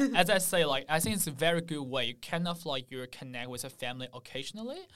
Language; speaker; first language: English; non-native, fluent; Chinese